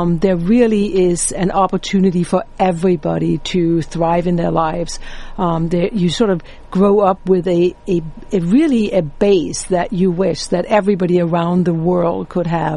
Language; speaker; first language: English; non-native, fluent; Danish